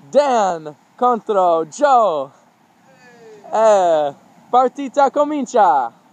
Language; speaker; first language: Italian; non-native, learner; English